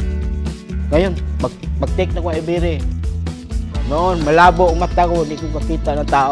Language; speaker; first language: Filipino; non-native, local second language; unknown